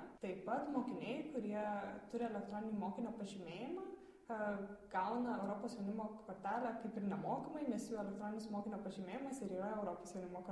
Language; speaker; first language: Lithuanian; native; Lithuanian